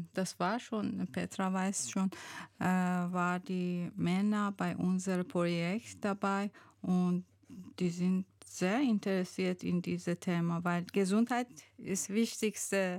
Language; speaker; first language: German; non-native, learner; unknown